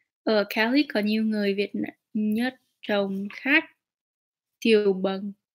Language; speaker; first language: Vietnamese; non-native, learner; English